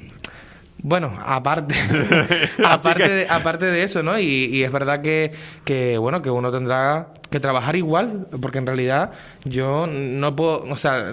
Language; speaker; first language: Spanish; native; Spanish